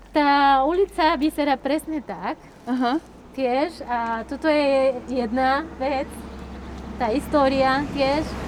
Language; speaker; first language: Slovak; non-native, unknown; Spanish